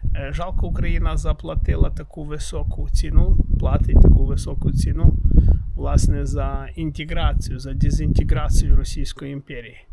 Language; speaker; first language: Ukrainian; native; Ukrainian